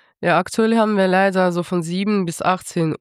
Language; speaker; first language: German; non-native, fluent; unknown